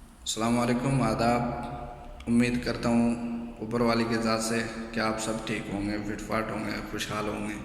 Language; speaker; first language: Urdu; native; Urdu